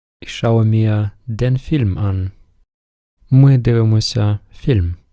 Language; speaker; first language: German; non-native, fluent; Ukrainian